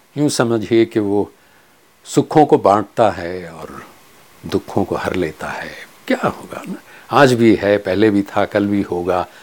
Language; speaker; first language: Hindi; non-native, local second language; Kachhi